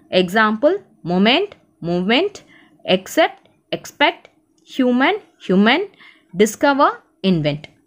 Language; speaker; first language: English; non-native, local second language; Tamil